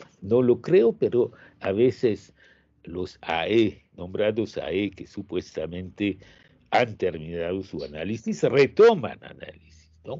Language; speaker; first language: Spanish; non-native, fluent; French